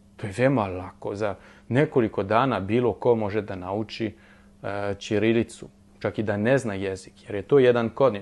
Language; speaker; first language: Bosnian; non-native, fluent; French